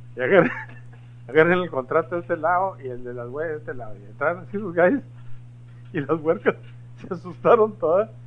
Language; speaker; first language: Spanish; early bilingual, heritage; Spanish